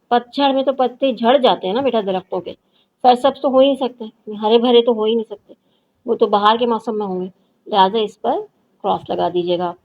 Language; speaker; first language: Urdu; native; Urdu